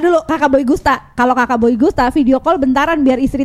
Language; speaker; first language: Indonesian; native; Indonesian